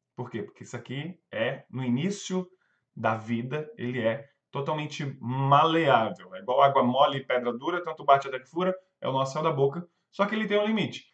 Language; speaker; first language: Portuguese; native; Portuguese